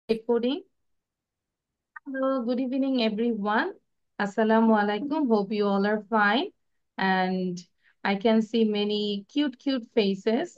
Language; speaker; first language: English; non-native, fluent; Bangla